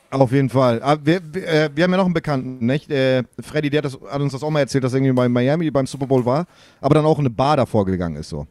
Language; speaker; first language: German; native; German